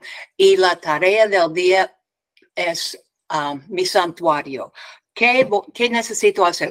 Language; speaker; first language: Spanish; non-native, learner; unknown